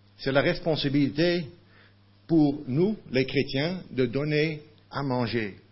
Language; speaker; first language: French; non-native, fluent; Dutch